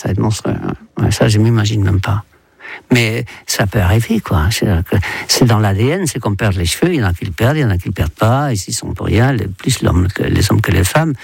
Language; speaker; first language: French; non-native, fluent; Dutch